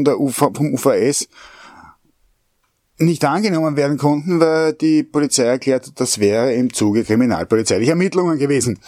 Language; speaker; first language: German; native; German